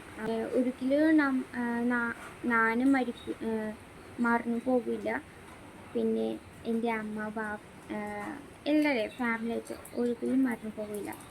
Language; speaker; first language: Malayalam; non-native, local second language; Bangla